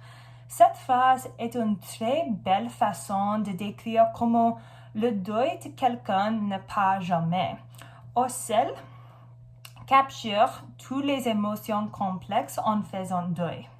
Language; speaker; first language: French; non-native, learner; English